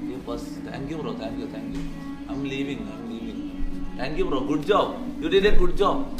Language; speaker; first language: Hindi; non-native, local second language; Malayalam